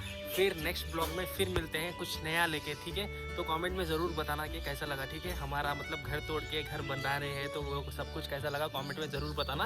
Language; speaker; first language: Hindi; non-native, local second language; Bangla